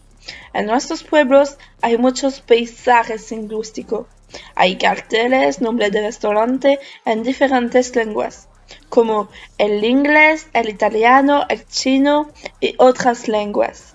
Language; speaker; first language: Spanish; non-native, learner; French